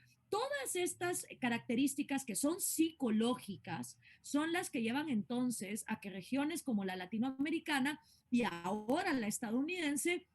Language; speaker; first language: Spanish; native; Spanish